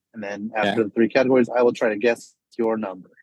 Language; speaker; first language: English; native; English